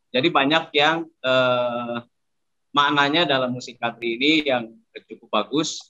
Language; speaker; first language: Indonesian; native; Indonesian